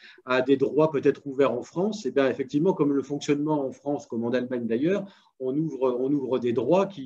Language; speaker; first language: French; native; French